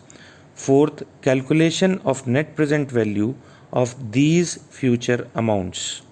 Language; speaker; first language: English; non-native, local second language; Hindi